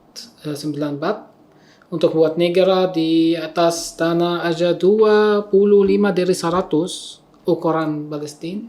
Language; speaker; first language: Indonesian; non-native, learner; Arabic